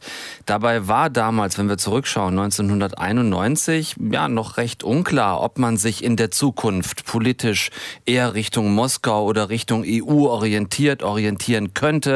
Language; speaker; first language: German; native; German